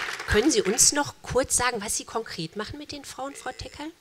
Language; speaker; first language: German; native; German